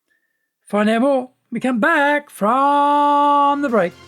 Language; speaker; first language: English; native; English